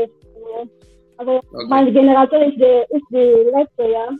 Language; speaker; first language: German; non-native, fluent; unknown